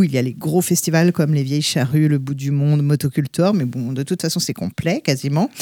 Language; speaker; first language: French; native; French